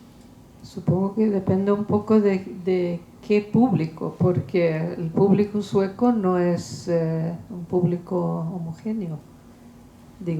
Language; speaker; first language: Spanish; non-native, fluent; Swedish